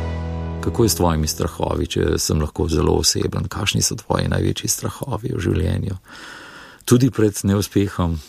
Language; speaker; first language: Slovenian; native; Slovenian